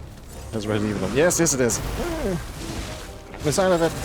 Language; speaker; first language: English; native; English